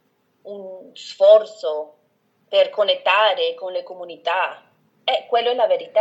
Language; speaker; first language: Italian; non-native, fluent; Spanish